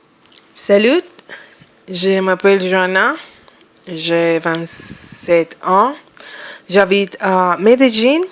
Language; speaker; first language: French; non-native, fluent; Spanish